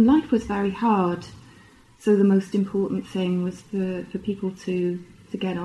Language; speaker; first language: English; native; English